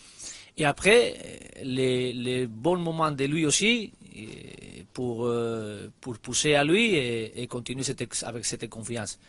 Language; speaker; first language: French; non-native, learner; Spanish